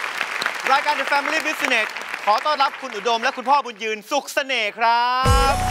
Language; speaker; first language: Thai; native; Thai